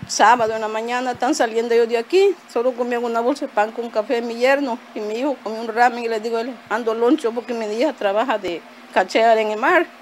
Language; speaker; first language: Spanish; native; Spanish